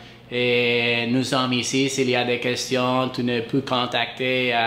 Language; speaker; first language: French; non-native, learner; Spanish